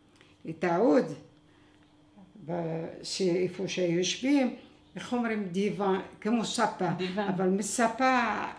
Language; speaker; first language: Hebrew; non-native, fluent; Arabic